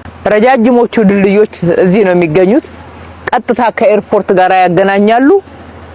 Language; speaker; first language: Amharic; native; Amharic